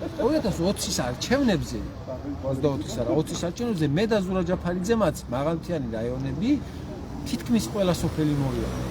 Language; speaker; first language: Georgian; native; Georgian